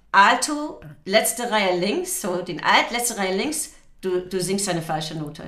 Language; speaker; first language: German; non-native, fluent; English